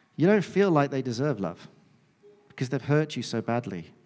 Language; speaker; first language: English; native; English